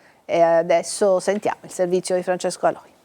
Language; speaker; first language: Italian; native; Italian